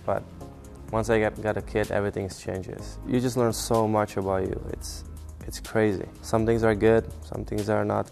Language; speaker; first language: English; non-native, fluent; Czech